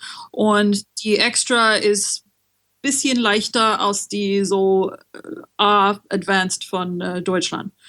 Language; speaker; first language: German; non-native, fluent; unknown